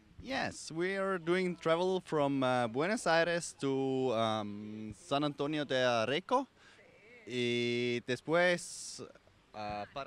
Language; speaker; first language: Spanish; non-native, learner; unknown